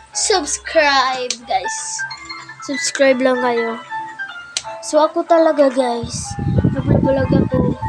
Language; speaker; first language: Filipino; non-native, local second language; Waray